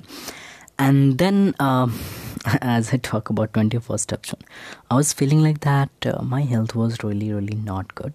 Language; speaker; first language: English; non-native, local second language; Hindi